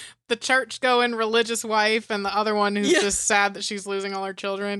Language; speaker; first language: English; native; English